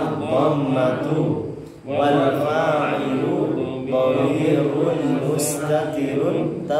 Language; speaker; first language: Arabic; non-native, fluent; Indonesian